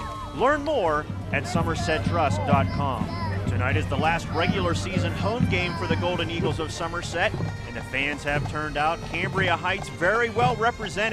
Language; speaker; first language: English; native; English